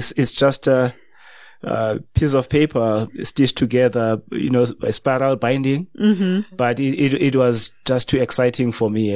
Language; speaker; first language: English; non-native, local second language; Xhosa